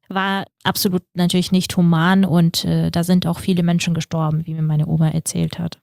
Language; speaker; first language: German; early bilingual, other home language; Russian